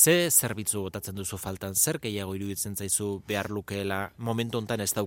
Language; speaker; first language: Basque; native; Basque